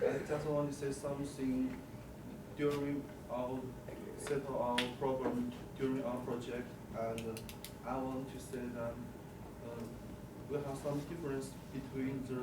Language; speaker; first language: English; non-native, learner; Chinese